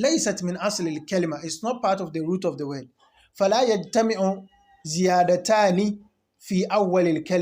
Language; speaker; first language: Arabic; non-native, fluent; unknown